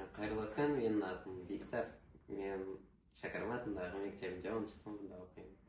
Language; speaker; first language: Kazakh; non-native, local second language; Russian